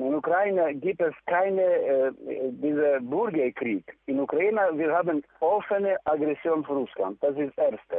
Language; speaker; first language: German; non-native, learner; Ukrainian